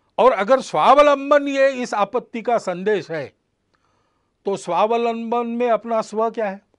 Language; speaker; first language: Hindi; non-native, local second language; Marathi